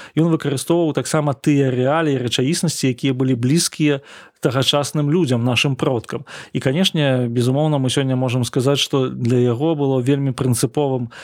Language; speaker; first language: Belarusian; non-native, local second language; Russian